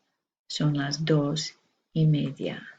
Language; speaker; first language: Spanish; non-native, fluent; English